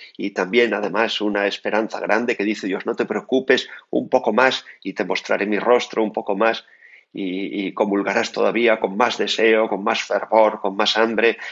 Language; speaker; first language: Spanish; native; Spanish